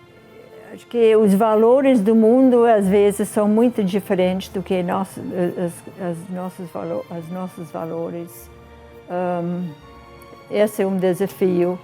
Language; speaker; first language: Portuguese; non-native, fluent; English